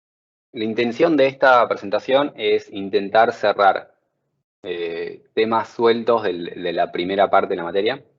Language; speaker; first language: Spanish; native; Spanish